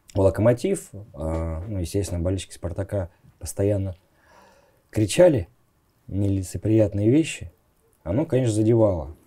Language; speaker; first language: Russian; native; Russian